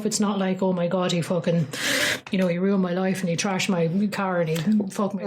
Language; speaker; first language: English; native; English